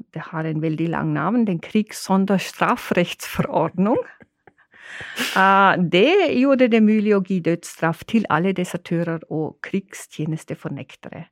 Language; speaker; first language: Norwegian; non-native, fluent; German